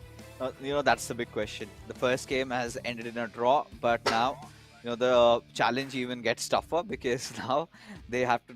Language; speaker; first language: English; non-native, local second language; Hindi